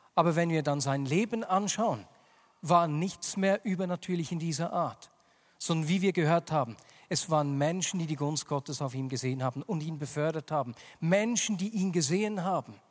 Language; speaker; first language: German; native; German